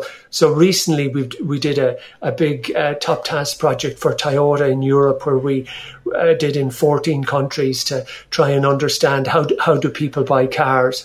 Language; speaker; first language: English; native; English